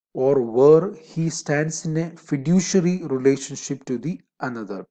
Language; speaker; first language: English; non-native, local second language; Malayalam